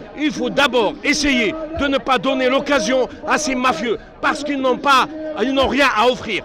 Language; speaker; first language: French; non-native, local second language; Arabic